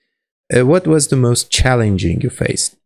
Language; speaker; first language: English; non-native, learner; Persian